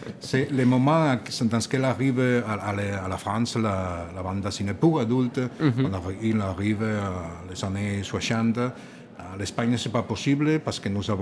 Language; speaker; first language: French; non-native, learner; Catalan